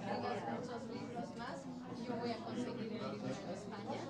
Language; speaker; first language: Spanish; non-native, fluent; Macedonian